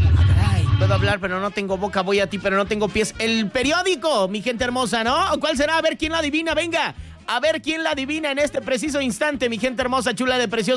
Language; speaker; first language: Spanish; native; Spanish